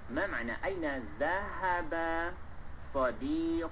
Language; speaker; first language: Arabic; non-native, fluent; Malay